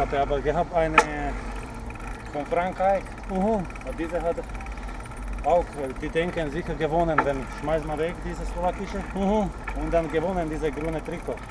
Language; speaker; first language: German; non-native, learner; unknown